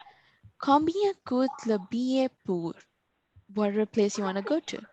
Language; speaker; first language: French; non-native, learner; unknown